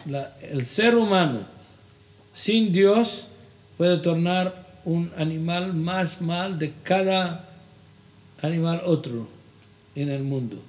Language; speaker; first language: Spanish; non-native, fluent; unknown